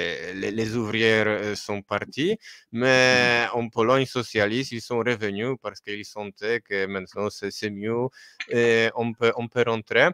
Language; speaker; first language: French; non-native, fluent; Polish